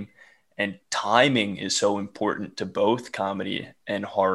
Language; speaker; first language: English; native; English